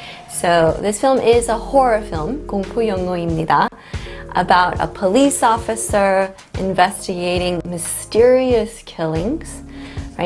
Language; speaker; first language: English; native; English